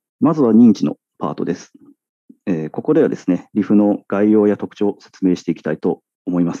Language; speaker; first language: Japanese; native; Japanese